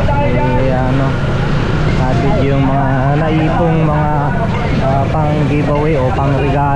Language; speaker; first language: Filipino; native; Filipino